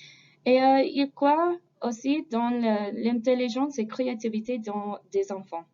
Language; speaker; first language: French; non-native, fluent; English